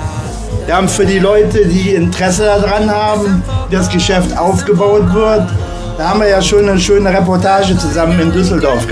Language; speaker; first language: German; native; German